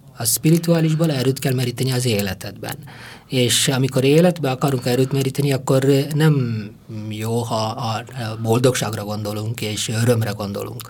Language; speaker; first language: Hungarian; non-native, fluent; Tamil